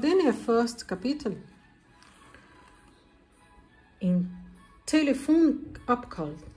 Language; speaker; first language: Danish; non-native, learner; Portuguese